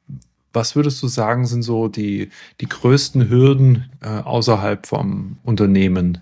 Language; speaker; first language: German; native; German